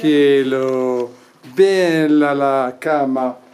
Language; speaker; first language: Spanish; non-native, learner; Central Atlas Tamazight